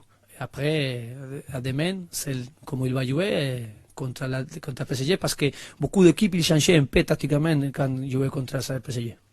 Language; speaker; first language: French; non-native, learner; Spanish